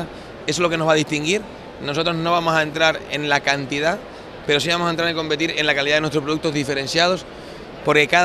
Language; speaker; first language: Spanish; native; Spanish